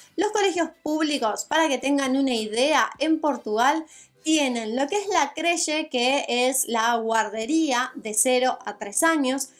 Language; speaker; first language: Spanish; native; Spanish